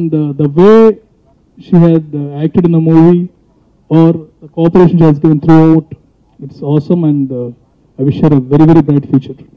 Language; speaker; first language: Telugu; native; Telugu